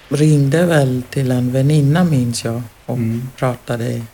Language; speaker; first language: Swedish; non-native, fluent; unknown